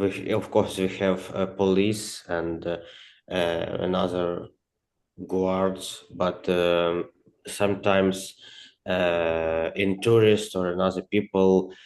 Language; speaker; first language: English; non-native, learner; Ukrainian